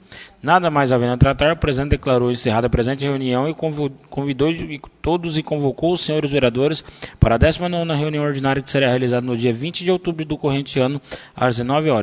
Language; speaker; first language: Portuguese; native; Portuguese